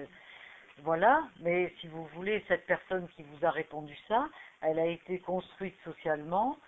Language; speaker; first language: French; native; French